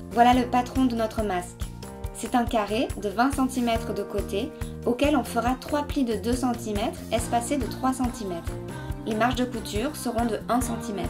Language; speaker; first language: French; native; French